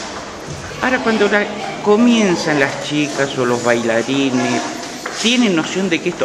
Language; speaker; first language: Spanish; native; Spanish